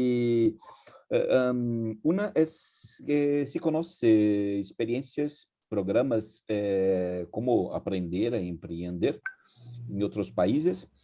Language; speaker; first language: Spanish; non-native, fluent; Portuguese